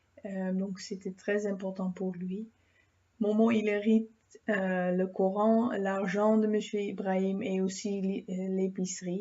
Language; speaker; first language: French; non-native, fluent; Dutch